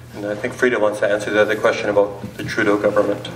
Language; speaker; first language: English; native; English